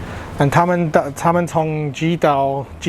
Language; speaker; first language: Chinese; non-native, learner; English